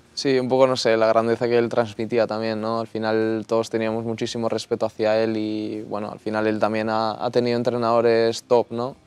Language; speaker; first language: Spanish; native; Spanish